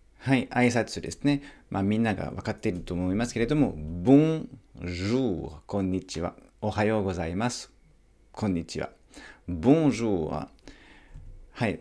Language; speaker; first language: Japanese; non-native, fluent; French